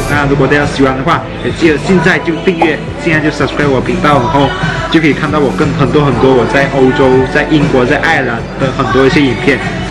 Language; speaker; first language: Chinese; early bilingual, heritage; Chinese